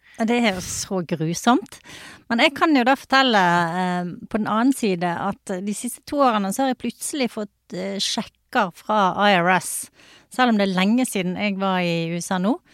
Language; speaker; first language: Norwegian; native; Norwegian